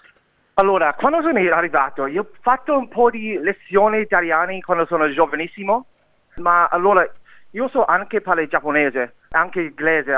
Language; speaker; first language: Italian; non-native, learner; English